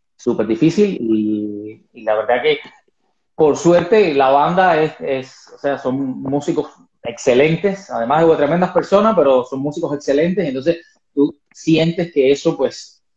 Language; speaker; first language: Spanish; native; Spanish